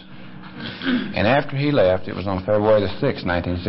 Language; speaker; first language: English; native; English